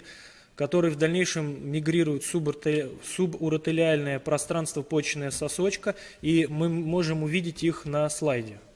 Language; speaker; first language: Russian; native; Russian